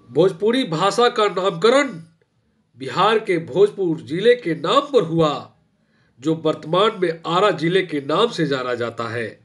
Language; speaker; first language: Hindi; non-native, local second language; Bhojpuri